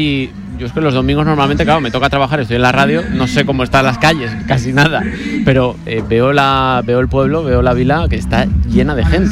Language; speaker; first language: Spanish; native; Spanish